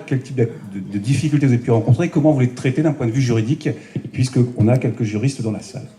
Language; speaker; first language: French; native; French